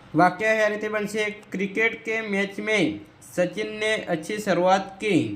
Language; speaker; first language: Hindi; non-native, local second language; Gujarati